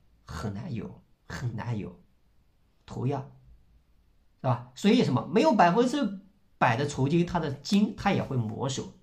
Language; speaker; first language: Chinese; native; Chinese